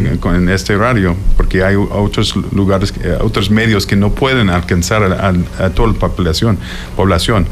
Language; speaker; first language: Spanish; non-native, fluent; English